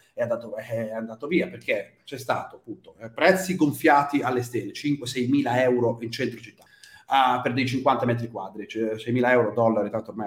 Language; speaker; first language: Italian; native; Italian